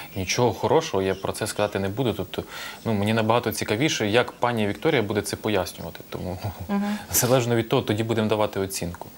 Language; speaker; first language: Ukrainian; native; Ukrainian